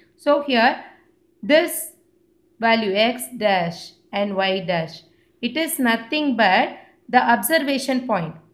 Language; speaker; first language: English; non-native, local second language; Tamil